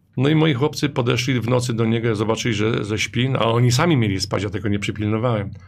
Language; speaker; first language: Polish; native; Polish